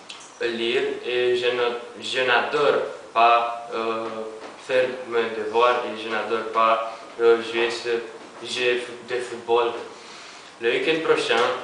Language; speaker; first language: French; non-native, learner; Romanian